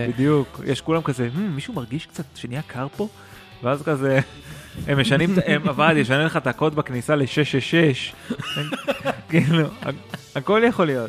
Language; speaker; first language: Hebrew; native; Hebrew